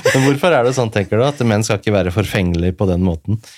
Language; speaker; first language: Norwegian; native; Norwegian